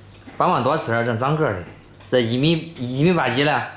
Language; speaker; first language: Chinese; native; Chinese